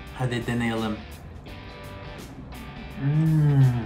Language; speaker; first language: Turkish; non-native, learner; English